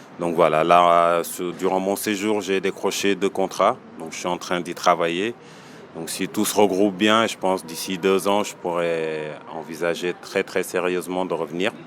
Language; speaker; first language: French; non-native, local second language; Wolof